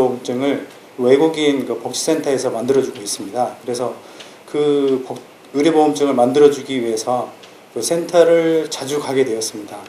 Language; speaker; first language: Korean; native; Korean